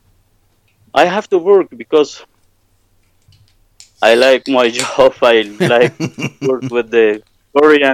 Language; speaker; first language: English; non-native, learner; Persian